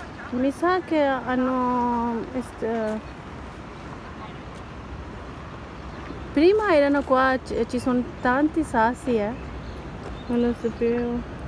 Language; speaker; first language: Italian; non-native, learner; Hindi